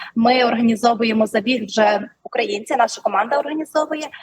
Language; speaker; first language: Ukrainian; native; Ukrainian